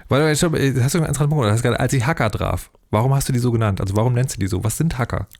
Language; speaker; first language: German; native; German